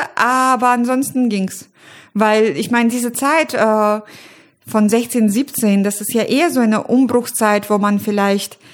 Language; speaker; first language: German; non-native, fluent; Russian